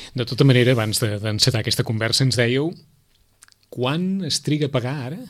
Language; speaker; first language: Catalan; native; Catalan